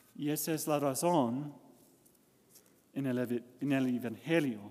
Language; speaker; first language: Spanish; non-native, learner; English